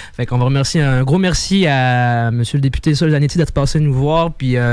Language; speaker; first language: French; native; French